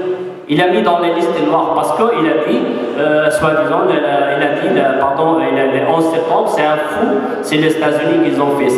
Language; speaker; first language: French; non-native, fluent; Arabic